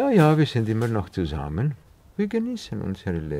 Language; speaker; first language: German; non-native, fluent; Greek